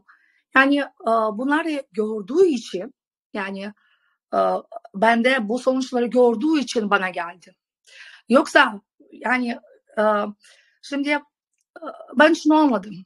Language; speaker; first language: Turkish; non-native, fluent; Russian